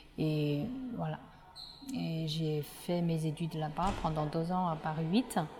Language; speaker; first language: French; non-native, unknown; Chinese